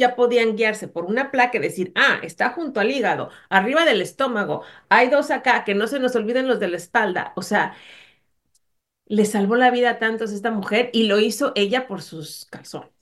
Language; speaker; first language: Spanish; native; Spanish